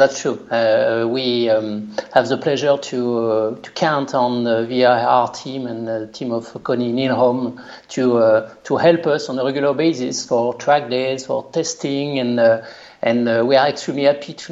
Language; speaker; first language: English; non-native, fluent; French